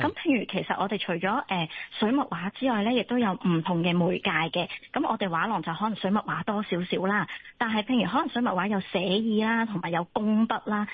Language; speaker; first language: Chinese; non-native, local second language; Cantonese